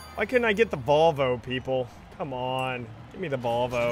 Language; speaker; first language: English; native; English